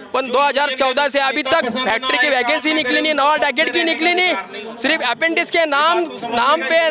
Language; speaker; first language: Hindi; non-native, local second language; Marathi